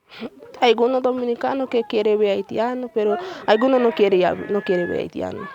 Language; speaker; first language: Spanish; non-native, learner; Haitian Creole